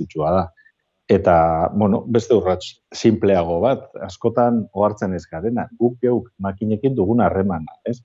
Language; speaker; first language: Basque; native; Basque